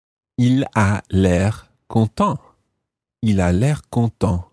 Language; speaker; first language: French; non-native, fluent; English